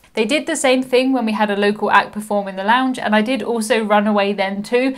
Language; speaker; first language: English; native; English